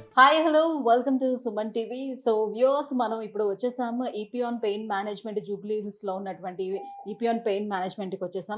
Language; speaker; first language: Telugu; native; Telugu